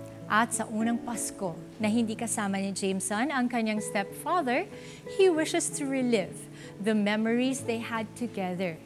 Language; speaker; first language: English; non-native, local second language; Filipino